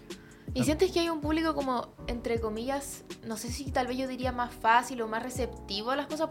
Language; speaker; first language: Spanish; native; Spanish